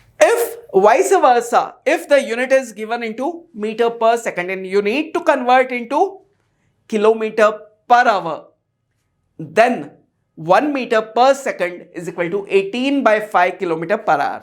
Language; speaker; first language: English; non-native, local second language; Hindi